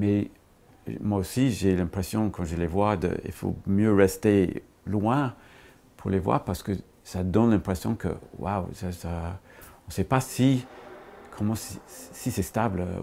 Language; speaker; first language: French; non-native, fluent; English